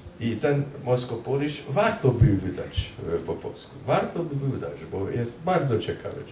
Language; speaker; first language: Polish; non-native, fluent; Hungarian